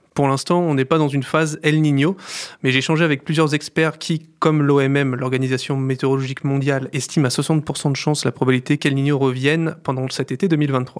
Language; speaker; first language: French; native; French